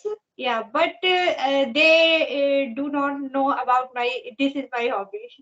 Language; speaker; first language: English; non-native, learner; Hindi